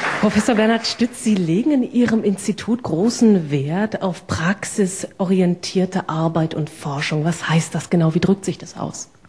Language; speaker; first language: German; native; German